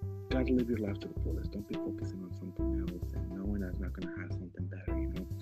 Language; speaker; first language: English; early bilingual, other home language; Spanish